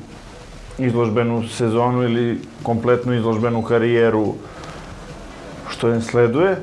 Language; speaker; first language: Serbian; native; Serbian